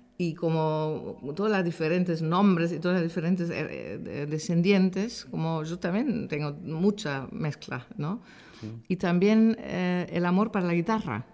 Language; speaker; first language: Spanish; non-native, fluent; German